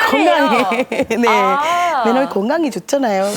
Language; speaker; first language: Korean; non-native, fluent; Sinhala